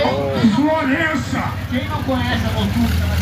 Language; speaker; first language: Portuguese; native; Portuguese